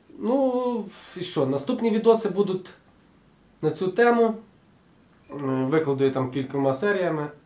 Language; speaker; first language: Ukrainian; native; Ukrainian